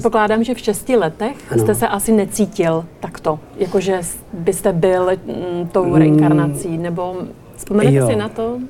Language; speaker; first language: Czech; native; Czech